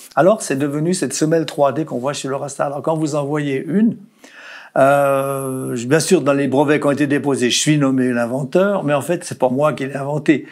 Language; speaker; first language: French; native; French